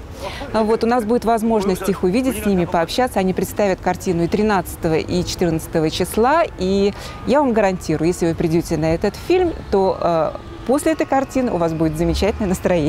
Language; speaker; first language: Russian; native; Russian